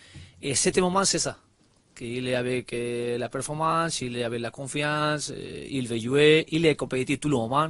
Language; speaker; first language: French; non-native, learner; Spanish